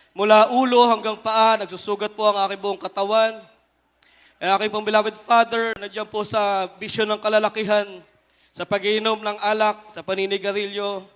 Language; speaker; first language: Filipino; native; Filipino